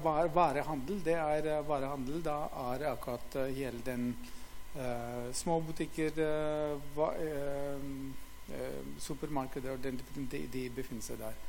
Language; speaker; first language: Norwegian; non-native, fluent; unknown